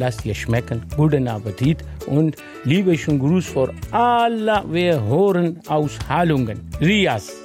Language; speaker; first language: German; non-native, learner; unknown